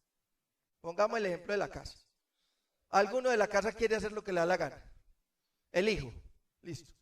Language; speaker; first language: Spanish; native; Spanish